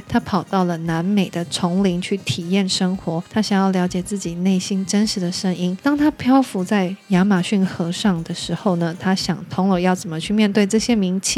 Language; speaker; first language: Chinese; native; Chinese